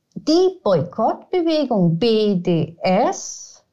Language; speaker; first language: German; non-native, fluent; Italian